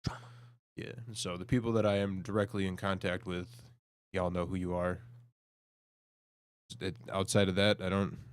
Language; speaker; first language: English; native; English